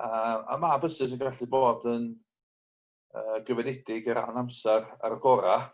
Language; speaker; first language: Welsh; native; Welsh